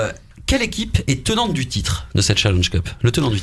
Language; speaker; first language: French; native; French